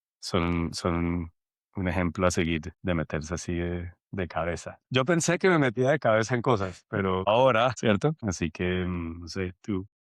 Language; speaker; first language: Spanish; native; Spanish